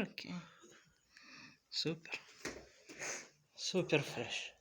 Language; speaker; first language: English; non-native, learner; Russian